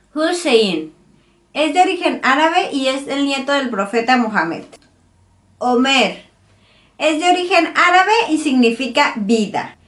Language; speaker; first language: Spanish; native; Spanish